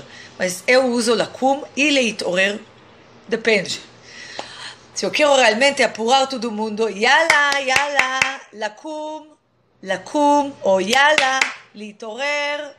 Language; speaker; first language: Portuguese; non-native, fluent; Hebrew